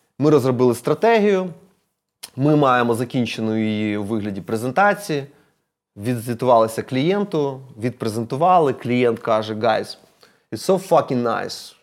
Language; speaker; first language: Ukrainian; non-native, local second language; Russian